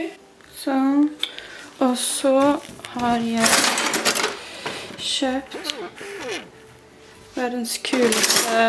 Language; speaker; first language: Norwegian; native; Norwegian